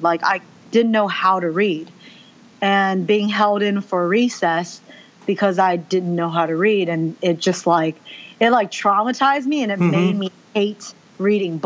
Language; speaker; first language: English; early bilingual, other home language; Chinese